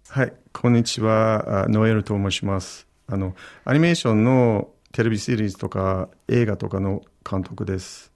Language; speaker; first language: Japanese; non-native, learner; English